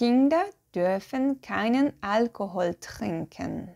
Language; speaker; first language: German; non-native, fluent; Portuguese